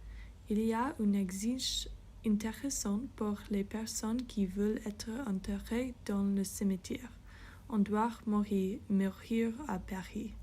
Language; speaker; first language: French; non-native, fluent; English